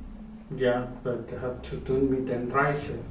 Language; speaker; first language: German; non-native, learner; Spanish